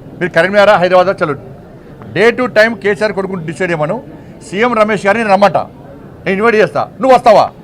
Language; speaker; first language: Telugu; native; Telugu